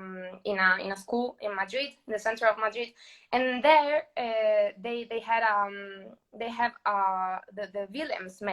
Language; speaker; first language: English; non-native, learner; Spanish